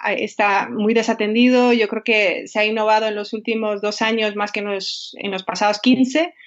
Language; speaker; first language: Spanish; native; Spanish